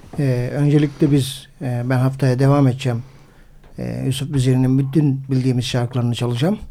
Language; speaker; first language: Turkish; native; Turkish